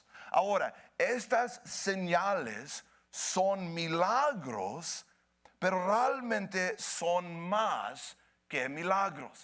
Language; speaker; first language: Spanish; early bilingual, heritage; Spanish